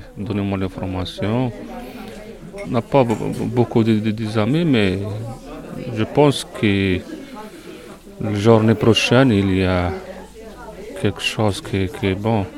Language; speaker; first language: French; non-native, local second language; Arabic